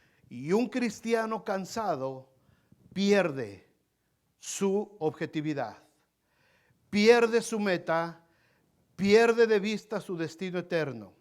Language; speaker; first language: Spanish; native; Spanish